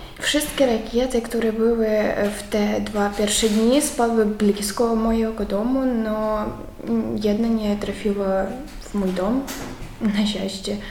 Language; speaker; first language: Polish; non-native, learner; Ukrainian